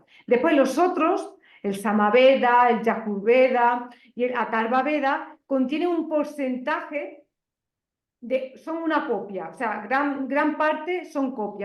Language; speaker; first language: Spanish; native; Spanish